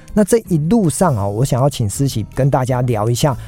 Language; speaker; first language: Chinese; native; Chinese